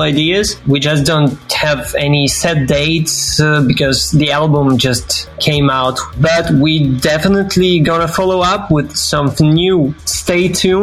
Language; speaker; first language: English; non-native, fluent; Ukrainian